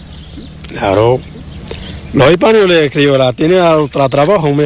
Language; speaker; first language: Spanish; non-native, learner; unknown